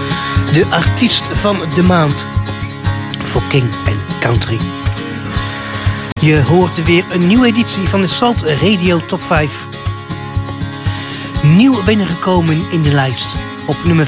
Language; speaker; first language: Dutch; native; Dutch